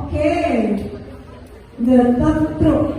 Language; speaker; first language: English; non-native, learner; Indonesian